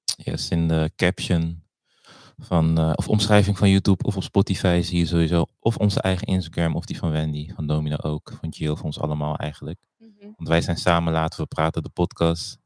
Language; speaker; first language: Dutch; early bilingual, other home language; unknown